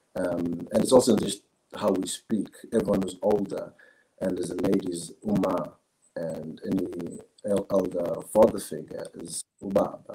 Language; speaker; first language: English; non-native, local second language; Zulu